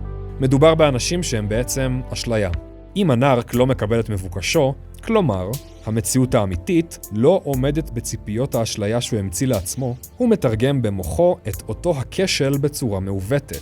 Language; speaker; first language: Hebrew; native; Hebrew